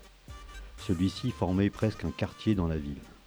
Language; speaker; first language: French; native; French